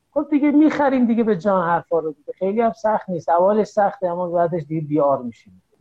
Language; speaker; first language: Persian; native; Persian